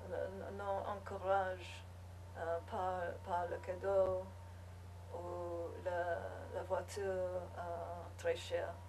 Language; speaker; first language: French; non-native, learner; English